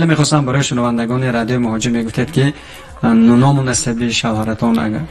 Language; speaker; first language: Persian; native; Persian